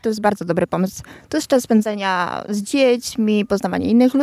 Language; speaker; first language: Polish; native; Polish